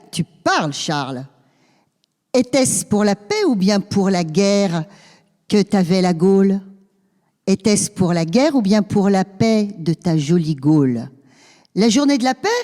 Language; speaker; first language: French; native; French